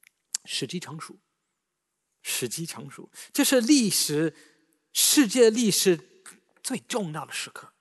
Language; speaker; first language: Chinese; native; Chinese